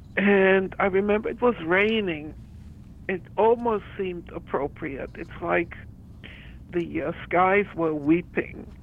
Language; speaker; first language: English; early bilingual, other home language; German